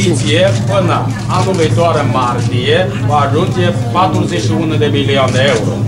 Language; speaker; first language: Romanian; non-native, learner; Chinese